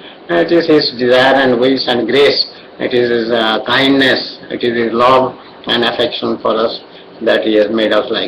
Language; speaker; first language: English; non-native, local second language; Odia